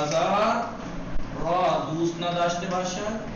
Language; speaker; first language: Persian; non-native, fluent; Urdu